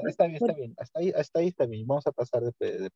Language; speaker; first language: Spanish; native; Spanish